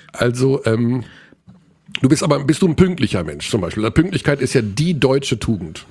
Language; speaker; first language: German; native; German